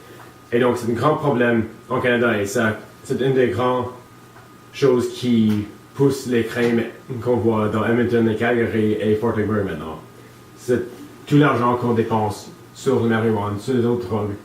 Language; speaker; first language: French; non-native, local second language; English